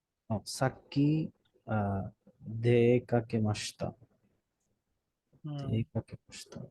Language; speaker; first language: Japanese; non-native, learner; Bangla